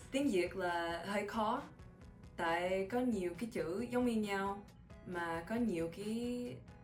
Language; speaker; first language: Vietnamese; early bilingual, heritage; English